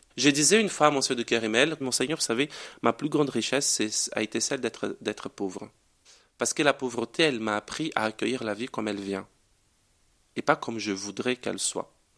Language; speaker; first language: French; non-native, fluent; Portuguese